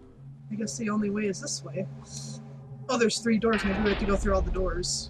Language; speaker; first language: English; native; English